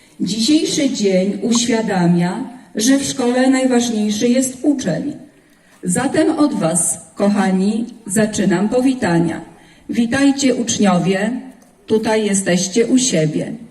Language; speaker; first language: Polish; native; Polish